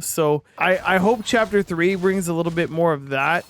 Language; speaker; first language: English; native; English